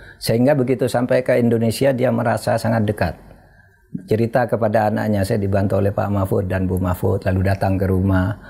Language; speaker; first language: Indonesian; non-native, local second language; Madurese